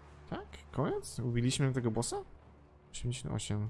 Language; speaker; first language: Polish; native; Polish